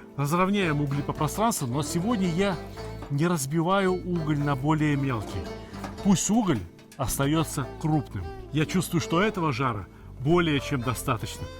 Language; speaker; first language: Russian; native; Russian